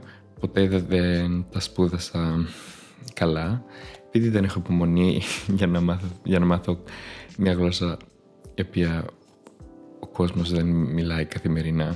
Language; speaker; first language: Greek; non-native, fluent; Spanish